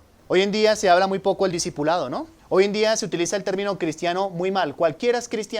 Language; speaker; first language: Spanish; native; Spanish